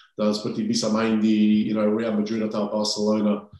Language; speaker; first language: Indonesian; non-native, fluent; English